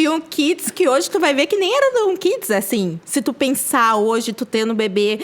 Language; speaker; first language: Portuguese; native; Portuguese